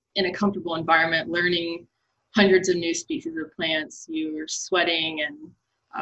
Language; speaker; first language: English; native; English